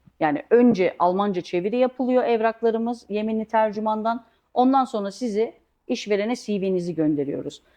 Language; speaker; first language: Turkish; early bilingual, heritage; Turkish